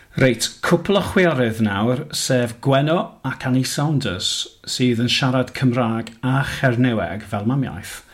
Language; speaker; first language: Welsh; non-native, fluent; English